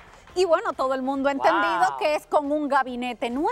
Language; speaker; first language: Spanish; native; Spanish